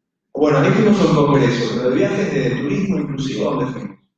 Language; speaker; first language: Spanish; native; Spanish